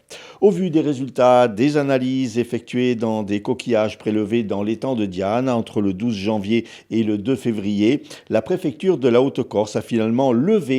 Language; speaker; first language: French; native; French